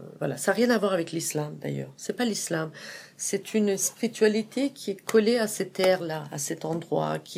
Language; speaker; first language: French; non-native, fluent; Persian